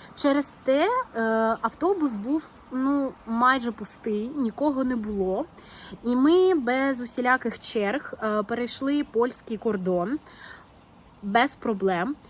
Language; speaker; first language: Ukrainian; non-native, local second language; Russian